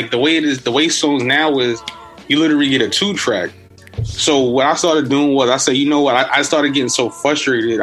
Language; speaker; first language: English; native; English